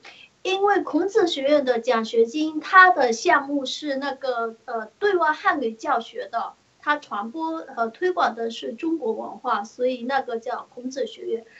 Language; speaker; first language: Chinese; early bilingual, heritage; Chinese